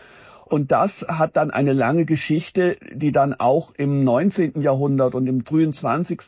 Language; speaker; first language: German; native; German